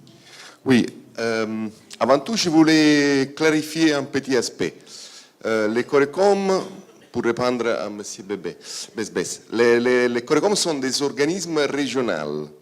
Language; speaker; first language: French; non-native, fluent; Italian